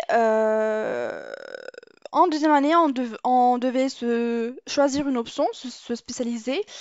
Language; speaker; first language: French; non-native, local second language; Arabic